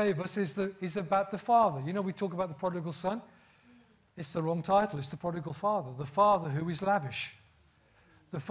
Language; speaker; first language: English; native; English